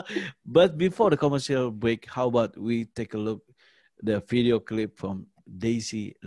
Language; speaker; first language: English; non-native, learner; Indonesian